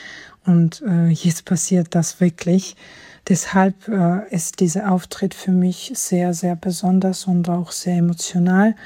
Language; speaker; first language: German; non-native, fluent; Georgian